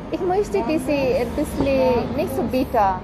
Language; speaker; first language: German; non-native, learner; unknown